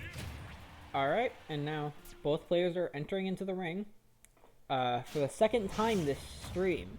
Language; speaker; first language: English; native; English